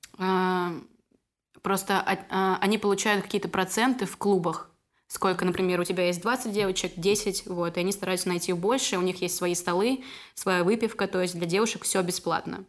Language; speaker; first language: Russian; native; Russian